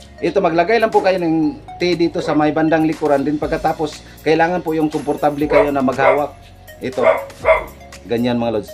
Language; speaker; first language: Filipino; non-native, local second language; Cebuano